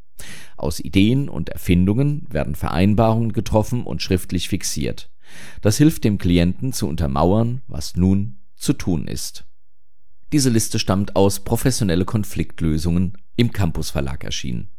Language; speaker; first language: German; native; German